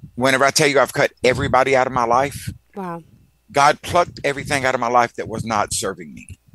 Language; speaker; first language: English; native; English